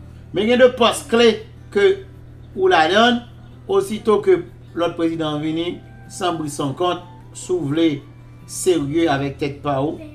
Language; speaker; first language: Haitian Creole; native; Haitian Creole